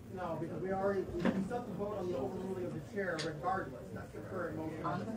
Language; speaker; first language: English; native; English